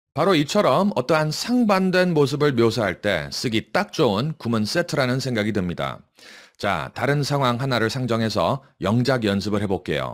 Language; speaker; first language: Korean; native; Korean